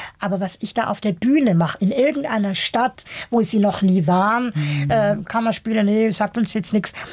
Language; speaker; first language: German; early bilingual, other home language; Bosnian